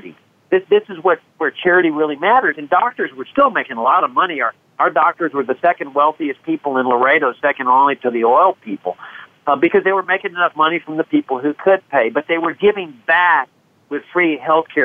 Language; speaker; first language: English; native; English